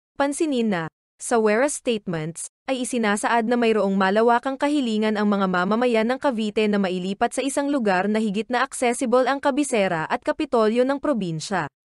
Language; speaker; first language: Filipino; native; Filipino